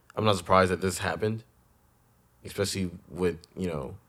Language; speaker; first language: English; native; English